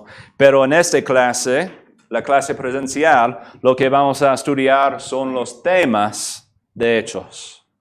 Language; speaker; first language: Spanish; non-native, fluent; English